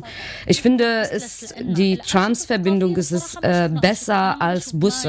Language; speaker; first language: German; non-native, learner; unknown